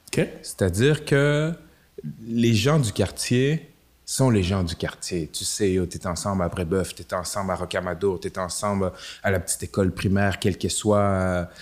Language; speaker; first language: French; native; French